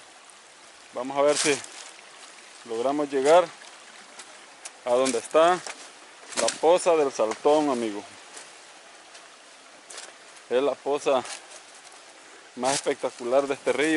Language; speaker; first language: Spanish; native; Spanish